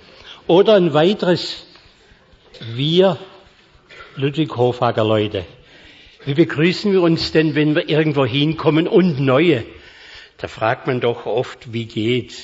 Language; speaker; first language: German; native; German